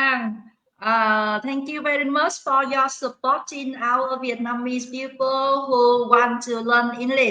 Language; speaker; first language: English; non-native, learner; Vietnamese